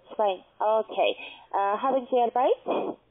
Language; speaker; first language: German; non-native, learner; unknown